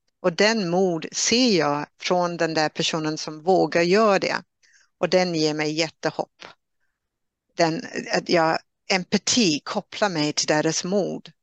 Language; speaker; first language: Swedish; non-native, fluent; English